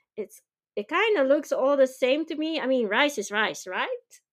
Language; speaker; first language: English; non-native, fluent; Dutch